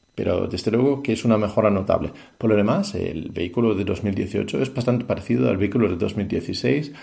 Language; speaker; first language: Spanish; non-native, fluent; Danish